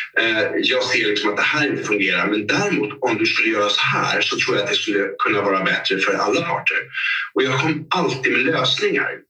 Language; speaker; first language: Swedish; native; Swedish